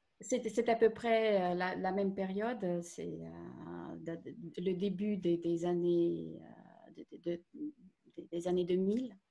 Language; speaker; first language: French; non-native, fluent; Russian